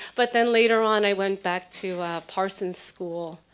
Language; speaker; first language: English; early bilingual, other home language; Spanish